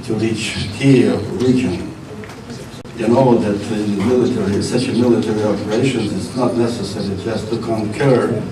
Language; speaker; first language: English; non-native, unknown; Ukrainian